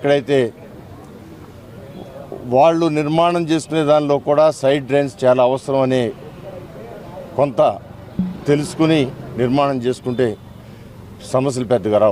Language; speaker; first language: Telugu; native; Telugu